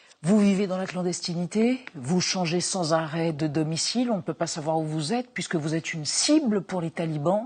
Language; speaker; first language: French; native; French